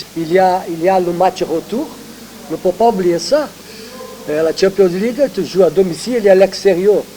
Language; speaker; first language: French; non-native, learner; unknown